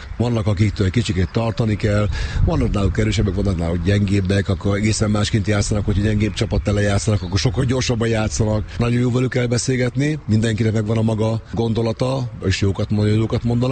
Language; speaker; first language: Hungarian; native; Hungarian